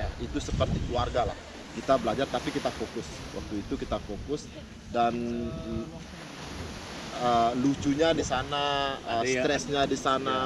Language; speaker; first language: Indonesian; non-native, local second language; Balinese